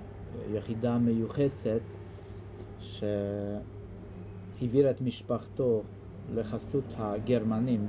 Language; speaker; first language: Hebrew; non-native, fluent; Hungarian